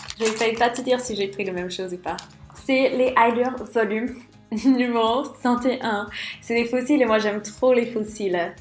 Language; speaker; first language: French; non-native, fluent; English